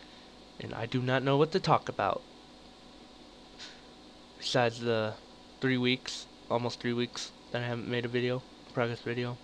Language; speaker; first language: English; native; English